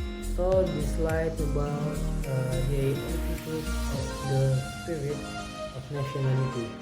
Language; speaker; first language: English; non-native, learner; Indonesian